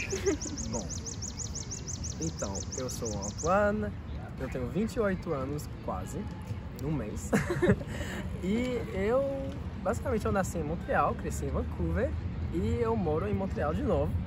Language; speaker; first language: Portuguese; non-native, fluent; French